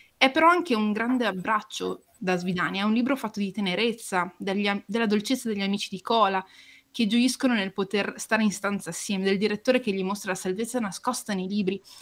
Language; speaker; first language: Italian; early bilingual, other home language; Romanian